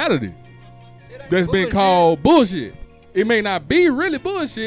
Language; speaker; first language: English; native; English